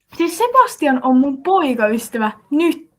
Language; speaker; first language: Finnish; native; Finnish